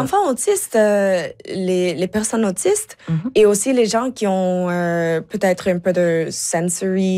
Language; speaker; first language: French; non-native, local second language; English